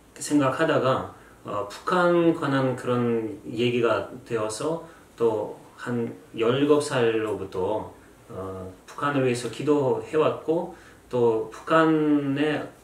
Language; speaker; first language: Korean; non-native, fluent; Russian